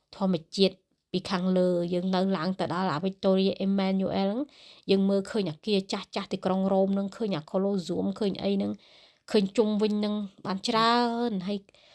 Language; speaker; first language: Khmer; native; Khmer